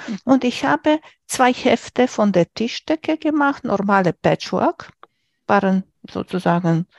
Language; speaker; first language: German; non-native, fluent; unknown